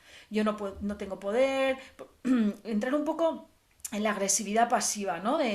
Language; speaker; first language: Spanish; native; Spanish